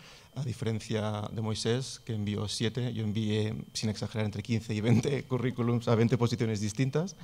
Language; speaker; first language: Spanish; non-native, local second language; Catalan